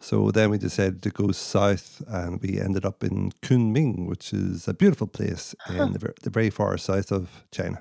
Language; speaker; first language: English; native; English